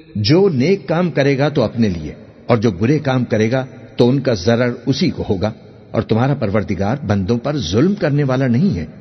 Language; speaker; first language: Urdu; native; Urdu